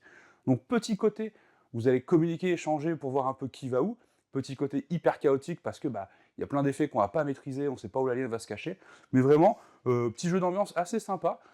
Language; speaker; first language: French; native; French